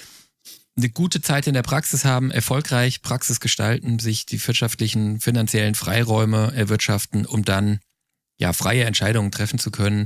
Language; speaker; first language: German; native; German